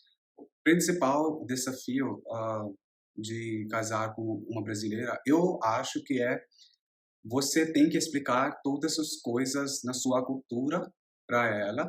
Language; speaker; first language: Portuguese; non-native, learner; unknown